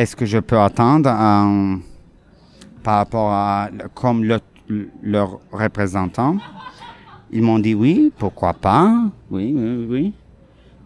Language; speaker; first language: French; non-native, fluent; Turkish